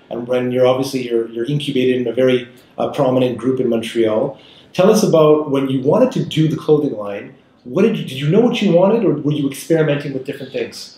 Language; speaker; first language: English; native; English